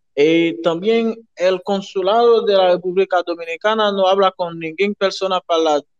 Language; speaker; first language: Spanish; non-native, learner; Haitian Creole